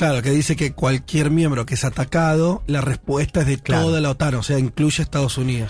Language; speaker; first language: Spanish; native; Spanish